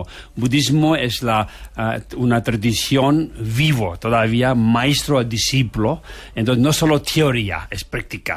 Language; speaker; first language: Spanish; non-native, learner; Tibetan